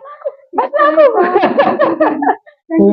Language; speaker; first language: Indonesian; non-native, local second language; Javanese